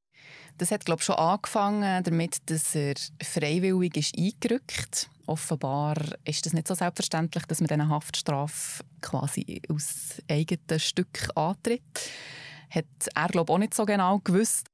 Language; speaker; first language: German; native; German